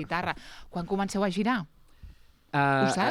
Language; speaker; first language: Catalan; native; Catalan